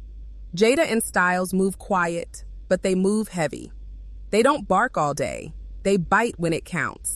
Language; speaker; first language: English; native; English